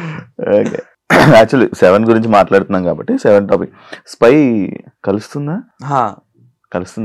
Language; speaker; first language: Telugu; native; Telugu